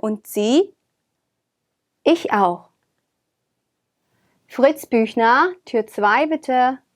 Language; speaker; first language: German; non-native, fluent; Korean